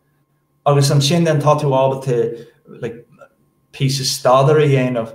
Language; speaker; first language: Irish; non-native, local second language; English